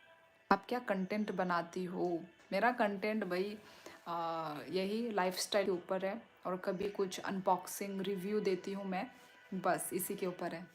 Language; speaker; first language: Hindi; non-native, local second language; Kok Borok